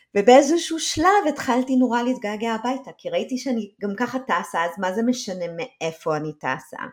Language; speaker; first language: Hebrew; early bilingual, other home language; English